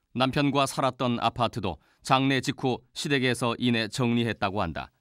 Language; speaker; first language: Korean; native; Korean